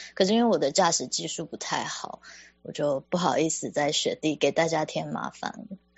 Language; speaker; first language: Chinese; native; Chinese